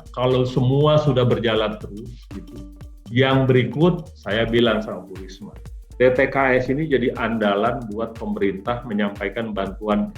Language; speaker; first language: Indonesian; native; Indonesian